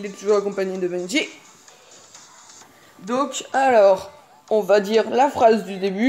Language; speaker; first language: French; native; French